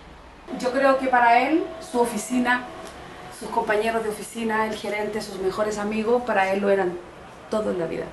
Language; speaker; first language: Spanish; native; Spanish